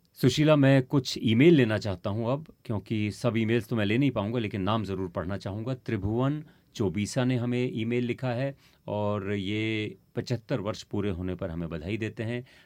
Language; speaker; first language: Hindi; native; Hindi